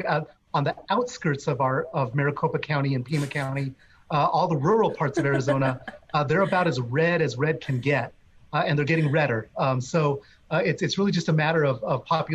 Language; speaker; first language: English; native; English